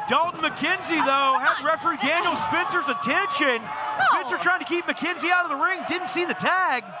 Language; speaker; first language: English; native; English